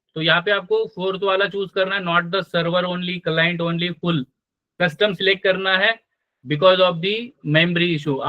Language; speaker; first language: Hindi; non-native, local second language; Marathi